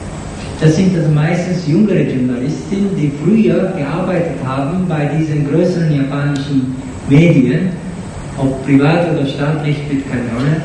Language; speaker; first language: German; non-native, fluent; Japanese